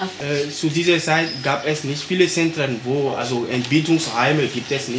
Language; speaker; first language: German; non-native, fluent; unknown